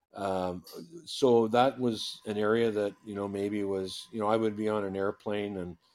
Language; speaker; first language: English; native; English